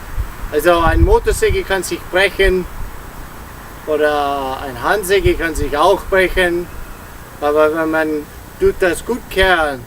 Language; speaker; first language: German; non-native, learner; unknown